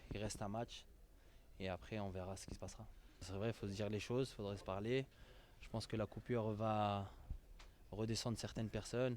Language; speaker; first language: French; native; French